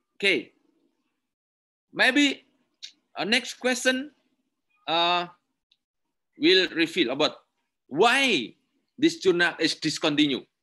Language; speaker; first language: English; non-native, learner; Indonesian